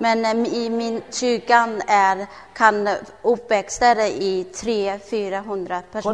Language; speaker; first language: Swedish; non-native, learner; Thai